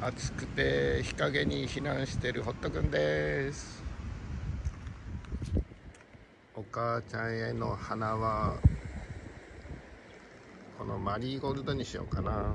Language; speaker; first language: Japanese; native; Japanese